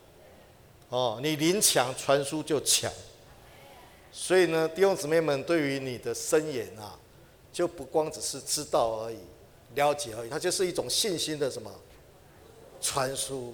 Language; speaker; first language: Chinese; native; Chinese